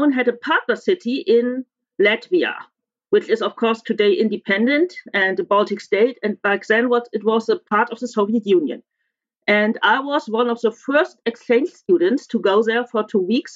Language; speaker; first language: English; non-native, fluent; German